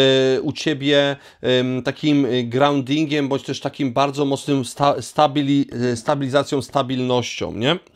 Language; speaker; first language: Polish; native; Polish